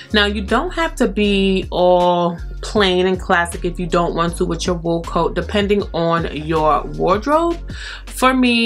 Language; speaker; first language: English; native; English